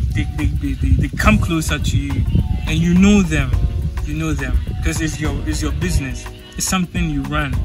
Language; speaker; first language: English; non-native, local second language; Akan